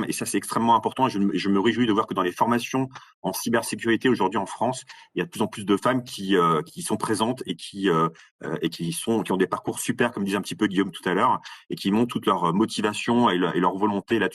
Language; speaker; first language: French; native; French